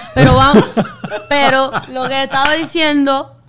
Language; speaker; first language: Spanish; non-native, fluent; English